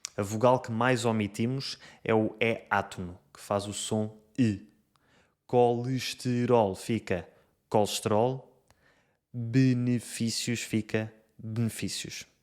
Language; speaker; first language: Portuguese; native; Portuguese